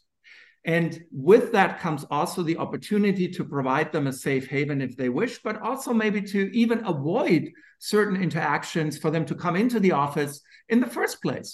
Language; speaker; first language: English; non-native, fluent; German